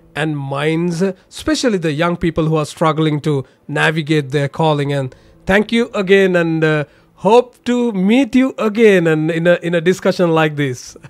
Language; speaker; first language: English; non-native, local second language; Sinhala